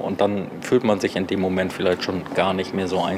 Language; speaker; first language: German; native; German